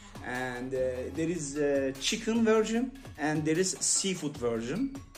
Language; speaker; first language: English; non-native, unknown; Turkish